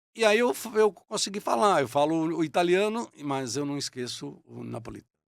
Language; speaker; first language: Portuguese; early bilingual, other home language; Italian